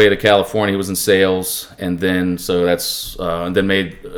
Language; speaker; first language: English; native; English